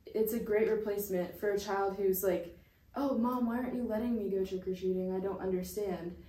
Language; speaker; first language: English; native; English